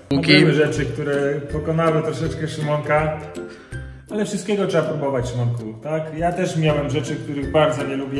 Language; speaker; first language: Polish; native; Polish